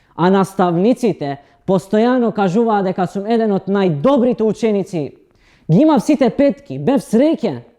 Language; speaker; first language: Macedonian; non-native, local second language; Romany